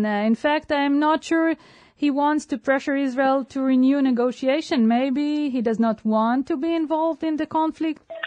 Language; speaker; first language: English; non-native, fluent; Hebrew